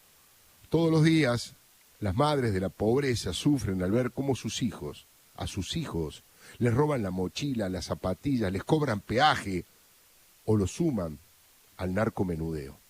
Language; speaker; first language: Spanish; native; Spanish